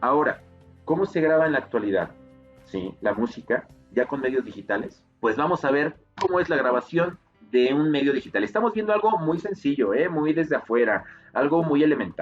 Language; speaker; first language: Spanish; native; Spanish